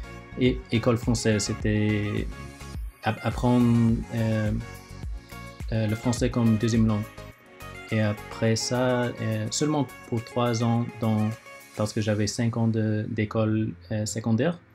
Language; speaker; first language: French; early bilingual, other home language; Chinese